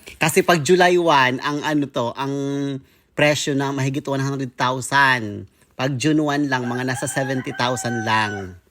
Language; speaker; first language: Filipino; non-native, local second language; Kinaray-a